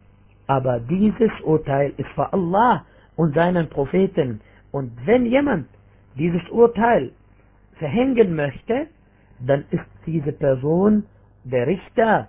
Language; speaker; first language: German; non-native, fluent; Arabic